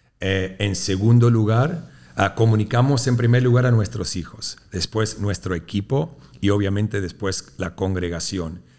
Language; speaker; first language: Spanish; early bilingual, heritage; Spanish